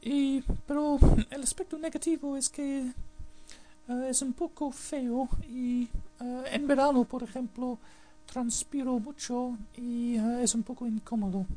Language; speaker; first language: Spanish; non-native, fluent; English